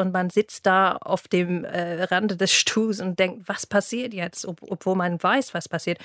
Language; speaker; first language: German; non-native, fluent; English